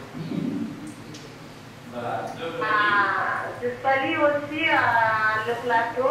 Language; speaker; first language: French; non-native, local second language; Wolof